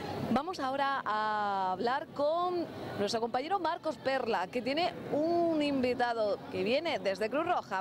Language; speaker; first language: Spanish; native; Spanish